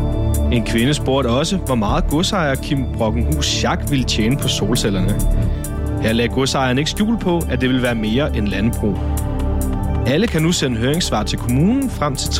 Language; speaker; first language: Danish; native; Danish